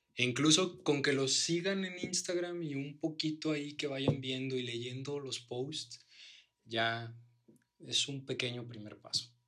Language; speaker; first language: Spanish; native; Spanish